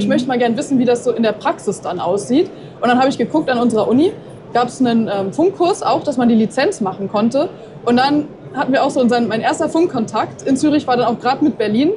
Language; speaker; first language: German; native; German